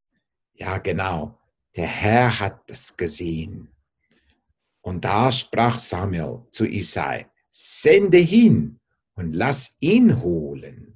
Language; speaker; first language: German; non-native, fluent; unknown